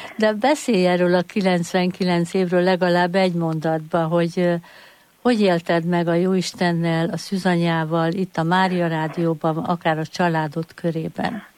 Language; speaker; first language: Hungarian; native; Hungarian